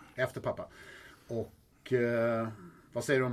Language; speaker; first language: Swedish; native; Swedish